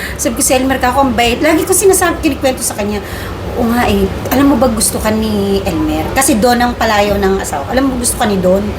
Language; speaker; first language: Filipino; native; Filipino